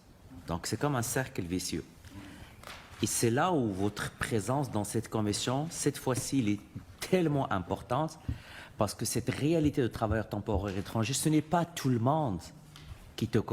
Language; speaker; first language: French; native; French